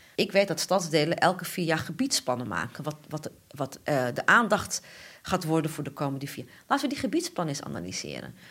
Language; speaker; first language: Dutch; early bilingual, other home language; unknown